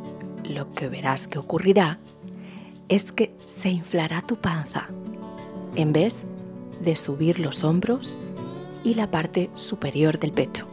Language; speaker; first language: Spanish; native; Spanish